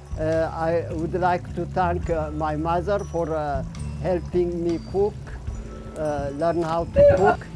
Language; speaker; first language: English; non-native, learner; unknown